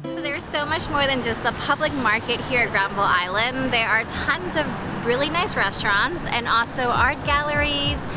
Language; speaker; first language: English; native; English